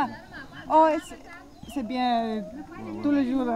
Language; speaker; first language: French; non-native, learner; Dutch